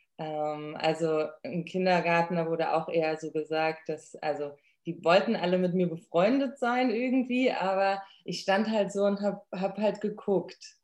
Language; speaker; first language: German; early bilingual, other home language; Polish